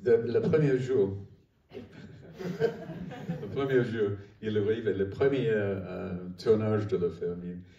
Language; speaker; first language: French; non-native, learner; English